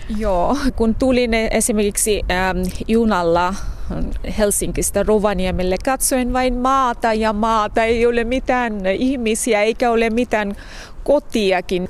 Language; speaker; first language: Finnish; non-native, fluent; Bangla